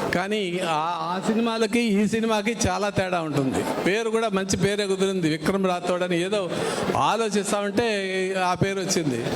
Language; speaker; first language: Telugu; native; Telugu